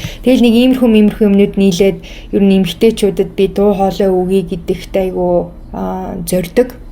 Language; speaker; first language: Mongolian; early bilingual, heritage; Mongolian